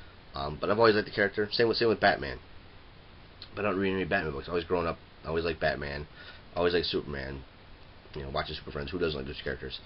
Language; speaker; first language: English; native; English